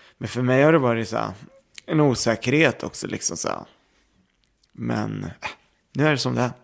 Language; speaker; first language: Swedish; early bilingual, other home language; Arabic